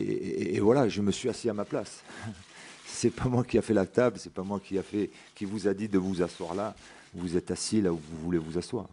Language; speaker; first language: French; native; French